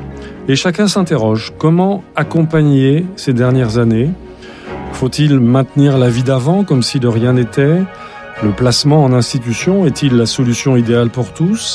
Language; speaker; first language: French; native; French